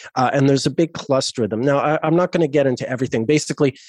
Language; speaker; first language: English; native; English